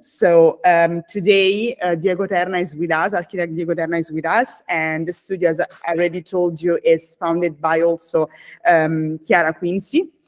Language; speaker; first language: English; non-native, fluent; Italian